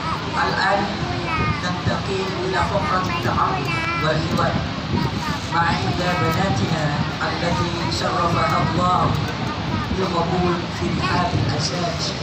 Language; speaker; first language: Arabic; non-native, fluent; Indonesian